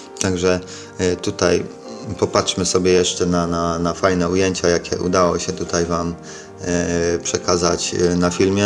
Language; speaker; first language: Polish; native; Polish